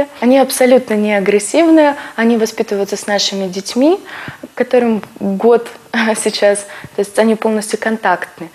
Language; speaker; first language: Russian; native; Russian